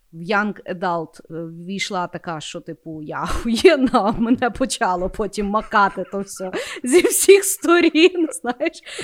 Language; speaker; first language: Ukrainian; native; Ukrainian